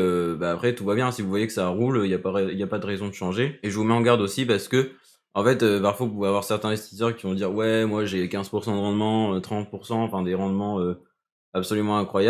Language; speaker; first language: French; native; French